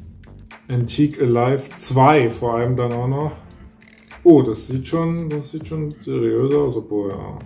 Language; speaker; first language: German; native; German